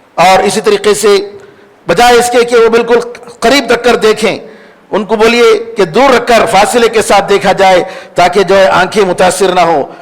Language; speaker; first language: Urdu; native; Urdu